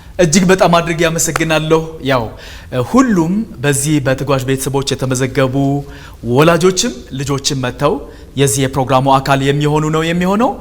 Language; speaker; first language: Amharic; native; Amharic